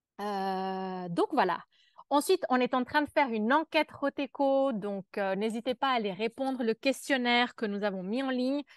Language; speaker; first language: French; native; French